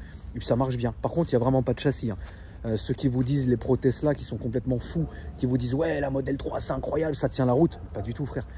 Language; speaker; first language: French; native; French